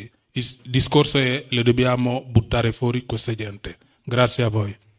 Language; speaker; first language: Italian; non-native, fluent; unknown